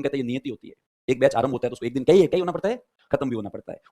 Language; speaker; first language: Hindi; native; Hindi